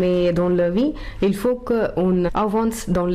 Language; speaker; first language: French; non-native, learner; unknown